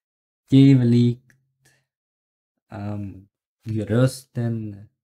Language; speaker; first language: German; non-native, learner; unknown